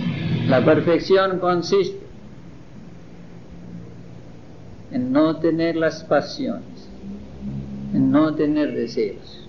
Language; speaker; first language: Spanish; non-native, fluent; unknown